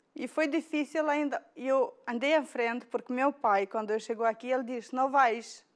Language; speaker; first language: Portuguese; non-native, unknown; Romanian